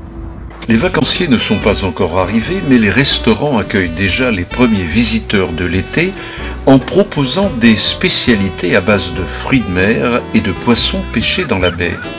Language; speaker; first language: French; native; French